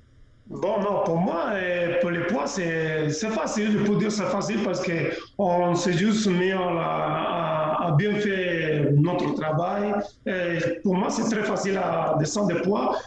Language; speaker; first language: French; non-native, fluent; Spanish